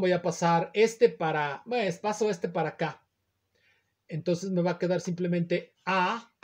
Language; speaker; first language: Spanish; native; Spanish